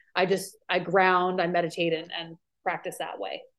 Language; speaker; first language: English; native; English